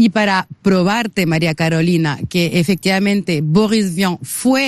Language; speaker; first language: Spanish; native; Spanish